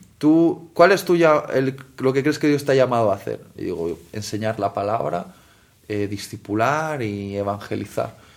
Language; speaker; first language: Spanish; native; Spanish